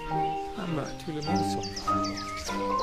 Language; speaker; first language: French; non-native, fluent; English